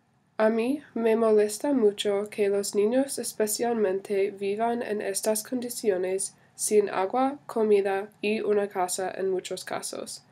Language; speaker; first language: Spanish; non-native, learner; English